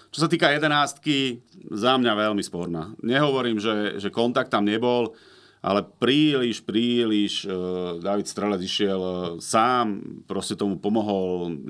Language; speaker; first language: Slovak; native; Slovak